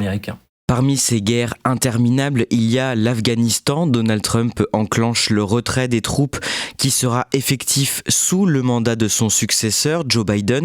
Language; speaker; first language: French; native; French